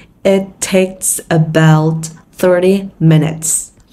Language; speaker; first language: English; non-native, fluent; Vietnamese